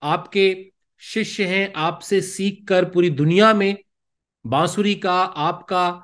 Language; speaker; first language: Hindi; native; Hindi